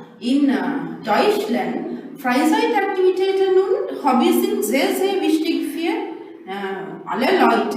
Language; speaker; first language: German; non-native, learner; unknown